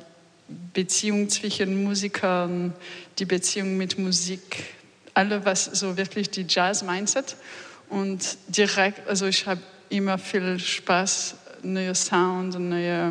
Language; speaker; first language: German; non-native, learner; French